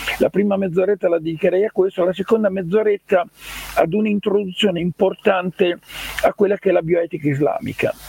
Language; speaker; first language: Italian; native; Italian